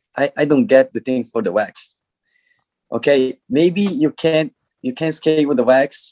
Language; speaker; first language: English; non-native, learner; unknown